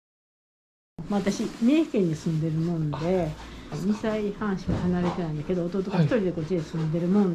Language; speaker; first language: Japanese; native; Japanese